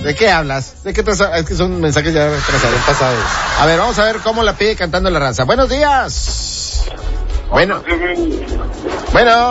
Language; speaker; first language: Spanish; native; Spanish